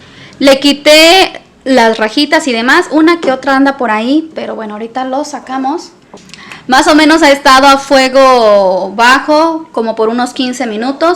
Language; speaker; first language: Spanish; native; Spanish